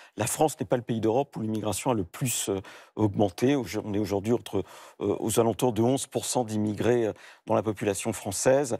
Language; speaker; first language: French; native; French